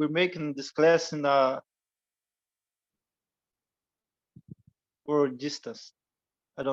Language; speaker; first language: English; non-native, learner; Portuguese